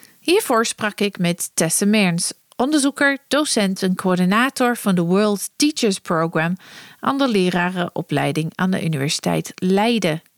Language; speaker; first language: Dutch; non-native, fluent; English